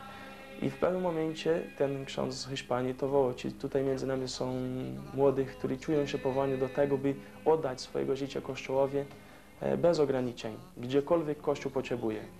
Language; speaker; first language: Polish; non-native, fluent; Portuguese